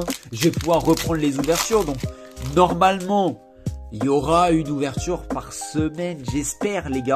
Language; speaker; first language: French; native; French